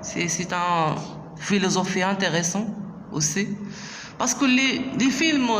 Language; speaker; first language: French; non-native, local second language; Arabic